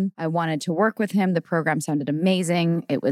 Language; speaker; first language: English; native; English